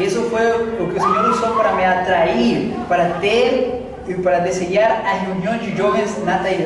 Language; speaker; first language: Portuguese; non-native, fluent; Spanish